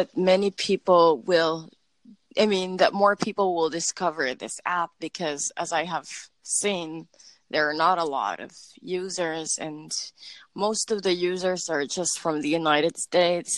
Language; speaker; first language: English; non-native, local second language; Filipino